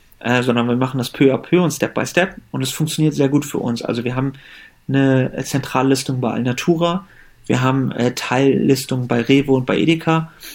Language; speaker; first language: German; early bilingual, other home language; Persian